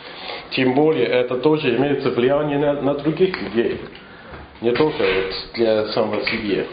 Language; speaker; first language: Russian; non-native, fluent; English